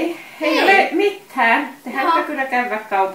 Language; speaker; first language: Finnish; non-native, learner; Swedish